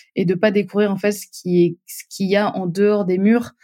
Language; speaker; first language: French; native; French